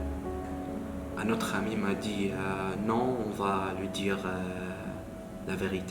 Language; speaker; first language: French; non-native, learner; Arabic